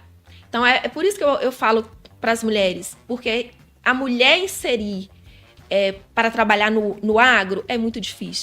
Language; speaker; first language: Portuguese; native; Portuguese